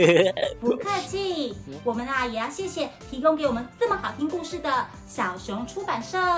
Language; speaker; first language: Chinese; native; Chinese